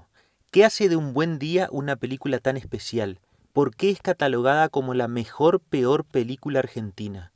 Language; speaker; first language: Spanish; native; Spanish